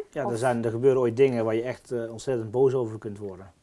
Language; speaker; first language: Dutch; native; Dutch